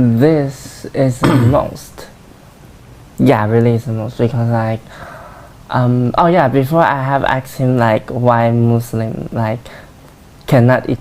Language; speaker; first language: English; non-native, learner; Chinese